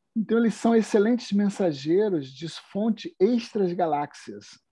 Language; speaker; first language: Portuguese; native; Portuguese